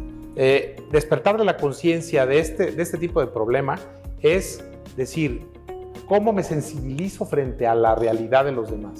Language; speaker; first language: Spanish; native; Spanish